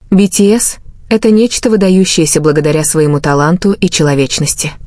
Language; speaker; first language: Russian; native; Russian